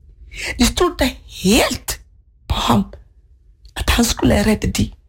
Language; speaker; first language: Norwegian; non-native, fluent; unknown